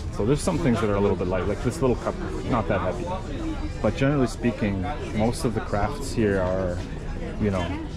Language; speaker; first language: English; native; English